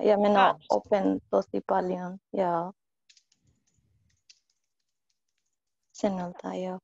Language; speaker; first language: Finnish; non-native, learner; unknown